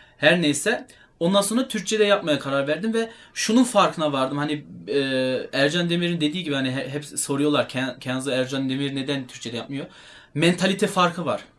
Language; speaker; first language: Turkish; early bilingual, heritage; Turkish